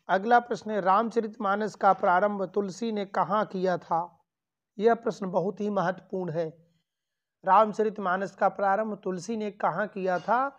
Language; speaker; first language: Hindi; native; Hindi